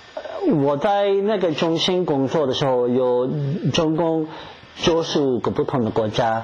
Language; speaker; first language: Chinese; non-native, fluent; English